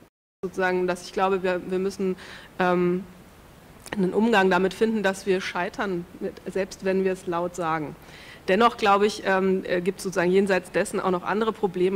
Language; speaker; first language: German; native; German